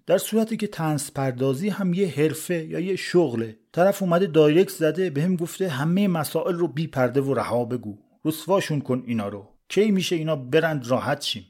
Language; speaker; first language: Persian; native; Persian